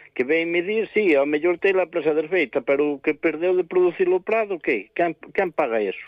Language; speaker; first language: Galician; native; Galician